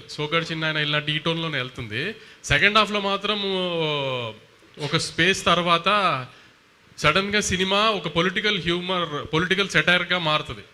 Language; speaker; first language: Telugu; native; Telugu